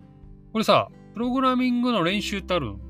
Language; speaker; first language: Japanese; native; Japanese